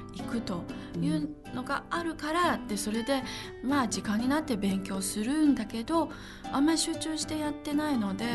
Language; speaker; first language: Japanese; non-native, fluent; Chinese